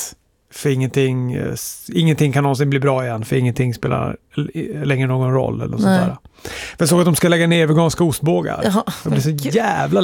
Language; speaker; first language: Swedish; native; Swedish